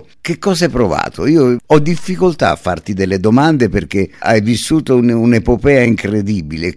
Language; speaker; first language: Italian; native; Italian